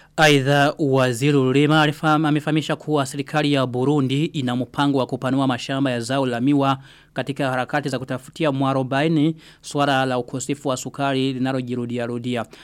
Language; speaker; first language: Swahili; non-native, local second language; Rundi